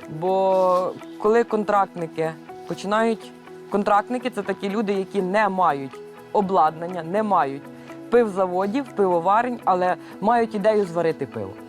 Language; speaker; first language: Ukrainian; native; Ukrainian